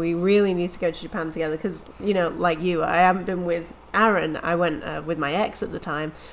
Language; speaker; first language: English; native; English